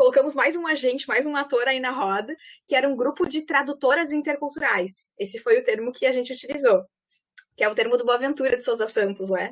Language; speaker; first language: Portuguese; native; Portuguese